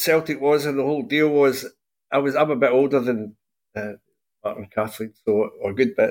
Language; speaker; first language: English; native; English